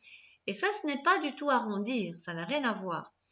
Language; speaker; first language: French; native; French